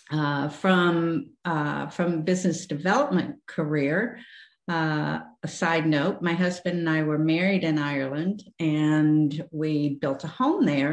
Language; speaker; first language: English; native; English